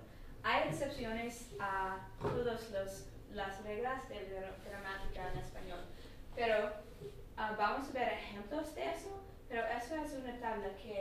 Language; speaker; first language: Spanish; non-native, learner; English